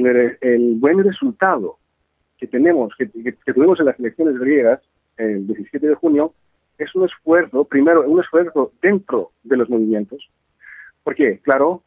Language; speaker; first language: Spanish; non-native, fluent; Greek